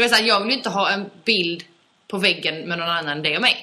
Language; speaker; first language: Swedish; native; Swedish